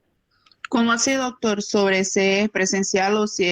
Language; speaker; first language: Spanish; non-native, learner; Portuguese